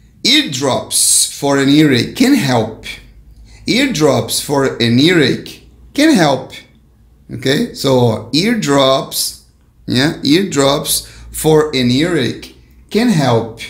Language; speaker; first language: English; non-native, fluent; Portuguese